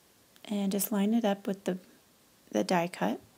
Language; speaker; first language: English; native; English